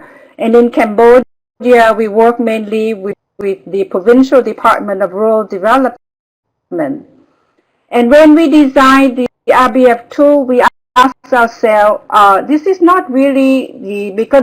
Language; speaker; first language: English; non-native, fluent; Vietnamese